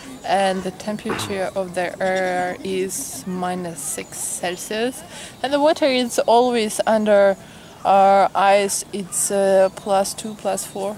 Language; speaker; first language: English; non-native, fluent; Russian